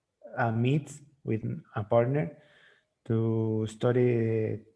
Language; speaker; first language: English; non-native, learner; Spanish